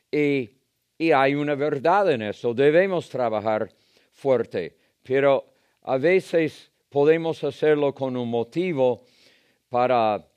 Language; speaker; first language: Spanish; non-native, fluent; English